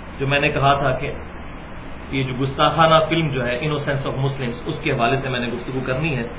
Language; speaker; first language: Urdu; non-native, local second language; Punjabi